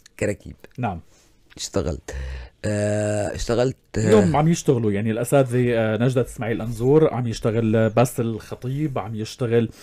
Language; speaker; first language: Arabic; native; Arabic